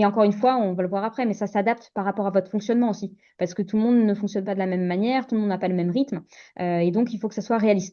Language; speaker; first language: French; native; French